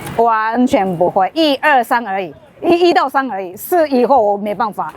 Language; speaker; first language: Chinese; non-native, fluent; Japanese